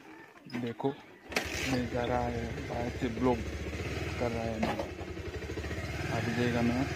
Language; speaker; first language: Hindi; non-native, local second language; Bodo